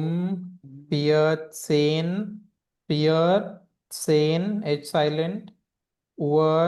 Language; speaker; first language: German; non-native, fluent; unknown